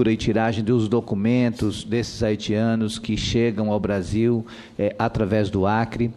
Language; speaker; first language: Portuguese; native; Portuguese